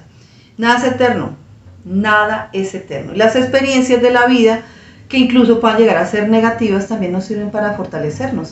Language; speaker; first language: Spanish; native; Spanish